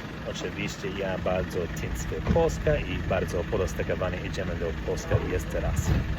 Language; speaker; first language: Polish; non-native, learner; English